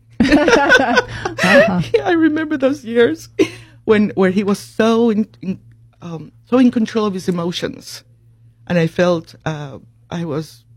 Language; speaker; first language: English; early bilingual, other home language; Spanish